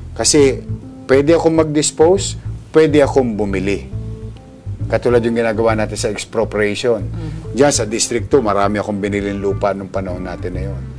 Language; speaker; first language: Filipino; native; Filipino